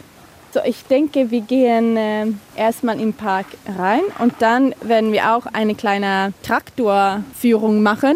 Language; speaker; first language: German; non-native, fluent; Swedish